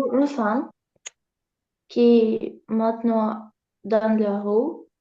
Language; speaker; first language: French; non-native, learner; Russian